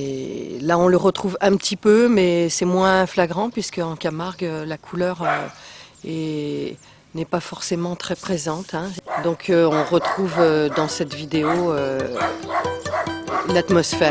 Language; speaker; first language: French; native; French